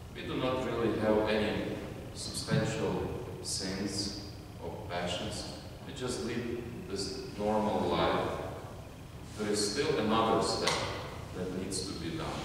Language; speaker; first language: English; non-native, fluent; Ukrainian